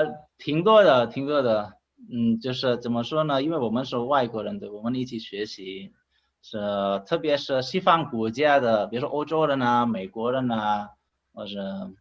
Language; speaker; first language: Chinese; non-native, fluent; Indonesian